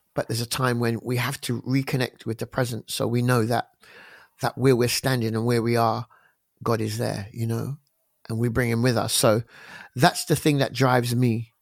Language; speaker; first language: English; native; English